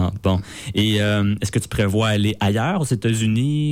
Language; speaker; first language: French; native; French